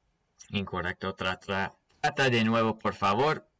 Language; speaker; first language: Spanish; non-native, learner; English